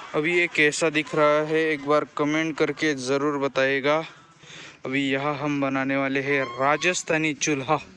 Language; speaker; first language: Hindi; non-native, local second language; Marathi